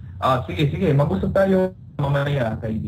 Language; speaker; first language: Filipino; non-native, learner; English